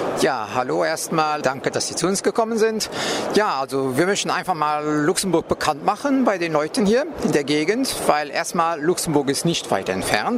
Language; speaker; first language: German; non-native, local second language; Luxembourgish